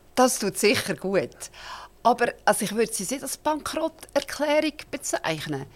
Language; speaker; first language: German; native; German